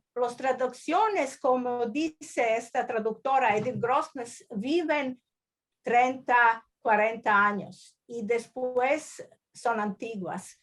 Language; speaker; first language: Spanish; non-native, learner; Croatian